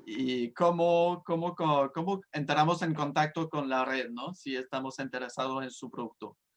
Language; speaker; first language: Spanish; non-native, fluent; French